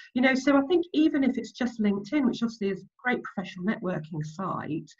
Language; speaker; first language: English; native; English